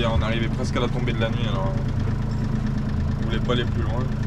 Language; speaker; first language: French; native; French